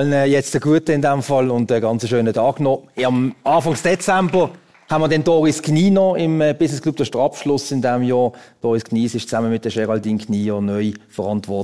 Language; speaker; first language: German; native; German